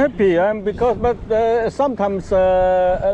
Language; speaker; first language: English; non-native, learner; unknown